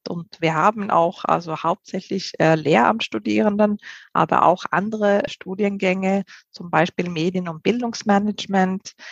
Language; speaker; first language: German; non-native, fluent; Swedish